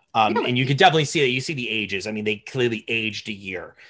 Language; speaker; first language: English; native; English